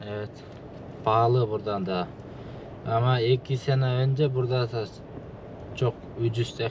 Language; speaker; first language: Turkish; non-native, learner; Kyrgyz